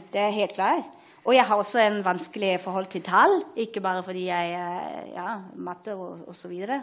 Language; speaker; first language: Norwegian; non-native, fluent; German